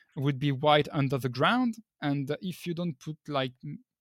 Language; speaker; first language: English; non-native, fluent; French